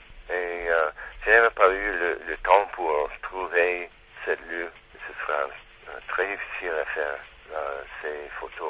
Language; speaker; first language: French; non-native, learner; Czech